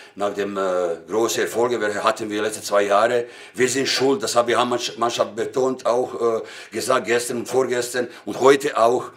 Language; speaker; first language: German; non-native, learner; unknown